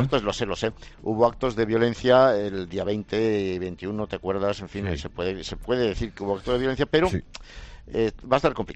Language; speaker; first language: Spanish; native; Spanish